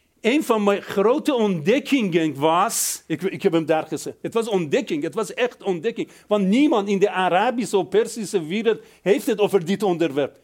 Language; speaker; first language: Dutch; non-native, fluent; Persian